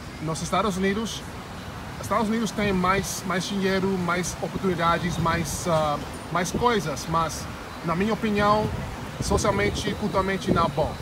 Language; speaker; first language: Portuguese; non-native, learner; English